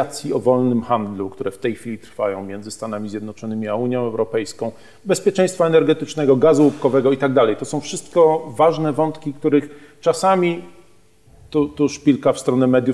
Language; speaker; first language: Polish; native; Polish